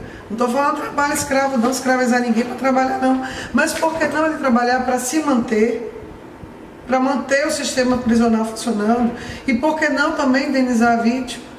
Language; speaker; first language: Portuguese; native; Portuguese